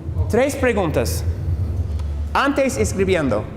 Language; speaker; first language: Spanish; non-native, learner; English